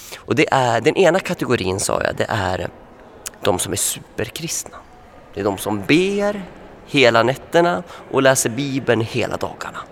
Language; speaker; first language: Swedish; native; Swedish